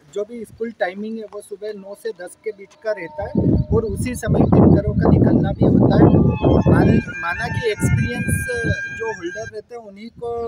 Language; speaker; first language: Hindi; native; Hindi